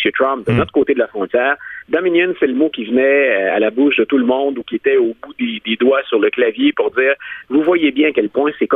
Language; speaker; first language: French; native; French